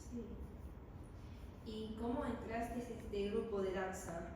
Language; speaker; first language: Spanish; non-native, learner; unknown